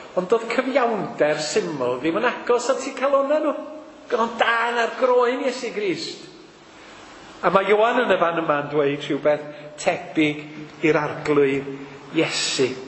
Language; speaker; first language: Welsh; native; Welsh